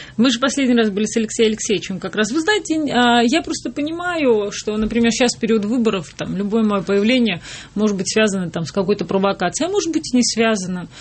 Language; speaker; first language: Russian; non-native, local second language; Georgian